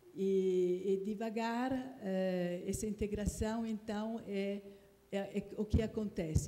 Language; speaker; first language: Portuguese; non-native, fluent; Italian